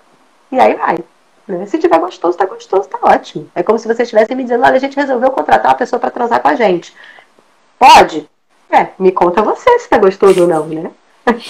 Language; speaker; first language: Portuguese; native; Portuguese